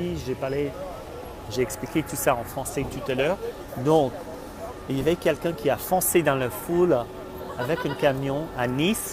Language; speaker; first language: French; non-native, fluent; English